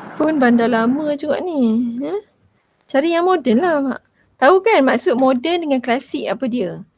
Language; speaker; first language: Malay; native; Malay